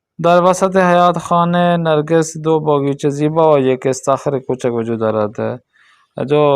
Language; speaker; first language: Persian; non-native, fluent; Urdu